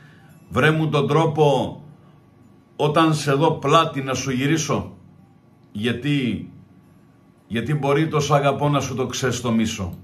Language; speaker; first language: Greek; native; Greek